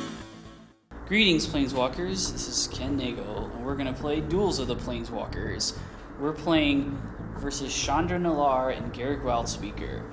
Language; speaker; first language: English; native; English